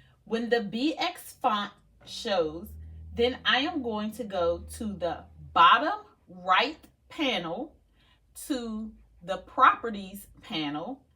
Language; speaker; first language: English; native; English